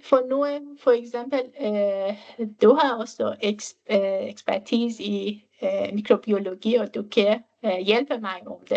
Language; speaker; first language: Danish; non-native, fluent; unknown